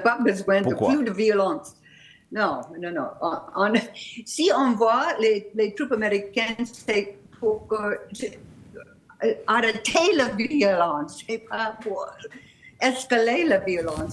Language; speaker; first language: French; non-native, learner; English